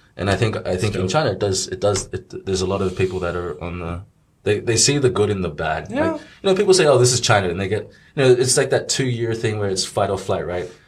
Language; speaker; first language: English; native; English